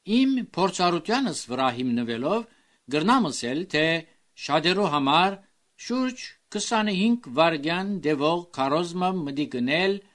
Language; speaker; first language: Armenian; early bilingual, heritage; Armenian